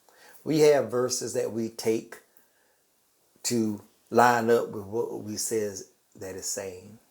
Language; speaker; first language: English; native; English